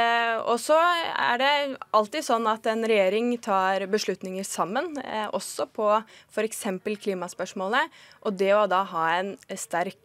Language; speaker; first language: Norwegian; native; Norwegian